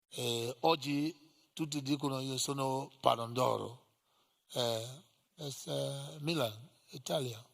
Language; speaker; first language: Italian; non-native, learner; English